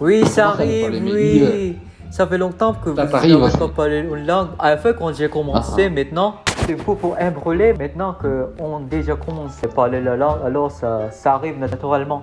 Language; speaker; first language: French; non-native, learner; Filipino